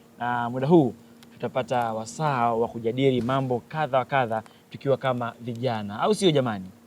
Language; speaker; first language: Swahili; native; Swahili